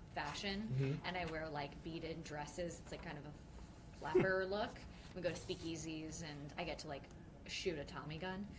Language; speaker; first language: English; native; English